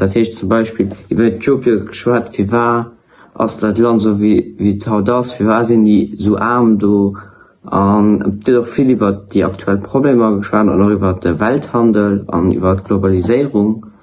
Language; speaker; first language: German; non-native, local second language; Luxembourgish